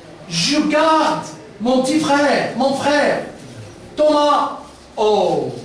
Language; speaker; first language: French; non-native, fluent; Arabic